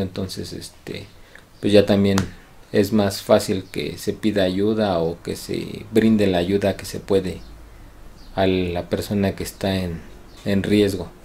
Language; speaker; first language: Spanish; native; Spanish